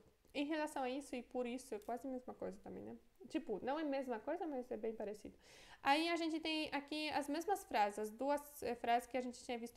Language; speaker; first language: Portuguese; non-native, fluent; Polish